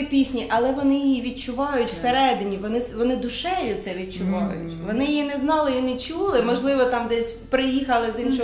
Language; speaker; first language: Ukrainian; native; Ukrainian